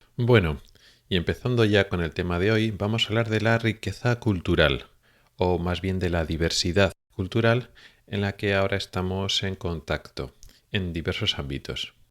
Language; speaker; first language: Spanish; native; Spanish